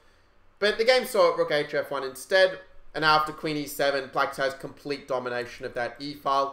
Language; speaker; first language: English; native; English